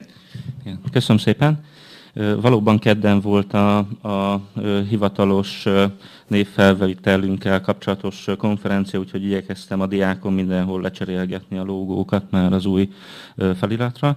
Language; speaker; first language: Hungarian; native; Hungarian